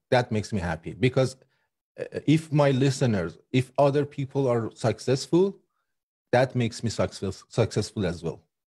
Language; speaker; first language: English; non-native, fluent; Persian